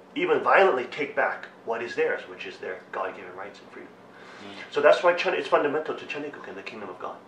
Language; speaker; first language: English; native; English